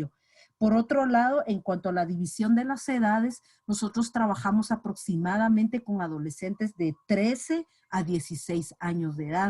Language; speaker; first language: Spanish; native; Spanish